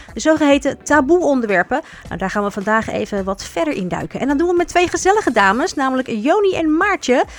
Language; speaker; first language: Dutch; native; Dutch